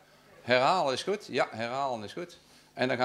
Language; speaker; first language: Dutch; native; Dutch